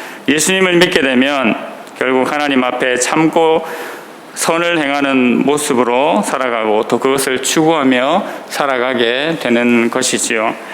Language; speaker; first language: Korean; native; Korean